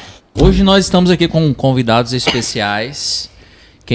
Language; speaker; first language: Portuguese; native; Portuguese